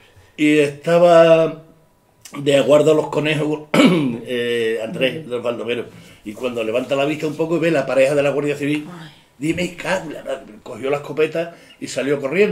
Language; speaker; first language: Spanish; native; Spanish